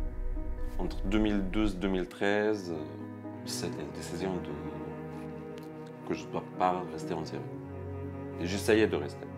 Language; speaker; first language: French; non-native, learner; Arabic